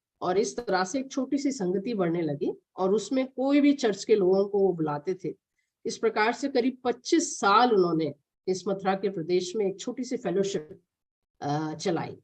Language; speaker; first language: Hindi; non-native, local second language; Malayalam